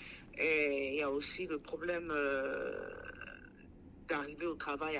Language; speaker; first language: French; non-native, local second language; Sango